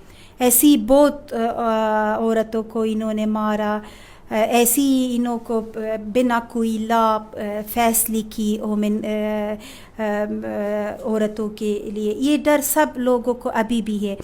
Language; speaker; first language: Hindi; non-native, fluent; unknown